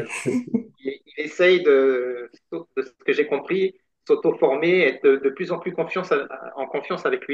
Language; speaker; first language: French; native; French